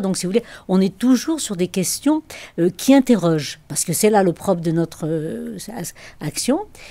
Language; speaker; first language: French; native; French